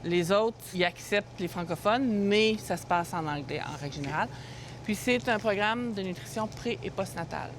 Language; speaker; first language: French; native; French